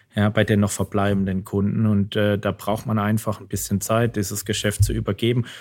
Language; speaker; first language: German; native; German